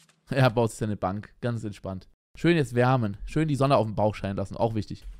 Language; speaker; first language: German; native; German